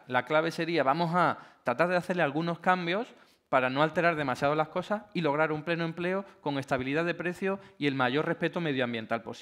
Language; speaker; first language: Spanish; native; Spanish